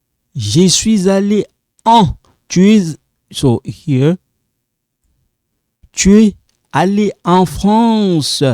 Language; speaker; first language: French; non-native, local second language; Lingala